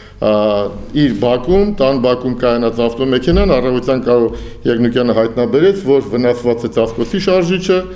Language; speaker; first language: Armenian; native; Armenian